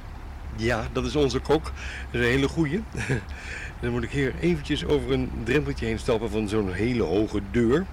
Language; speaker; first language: Dutch; native; Dutch